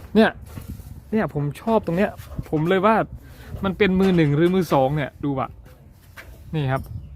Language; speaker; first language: Thai; non-native, local second language; Northern Khmer